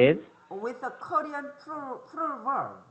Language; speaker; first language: English; non-native, fluent; Korean